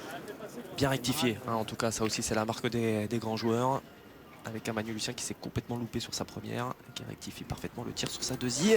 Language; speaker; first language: French; native; French